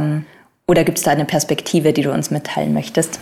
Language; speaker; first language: German; native; German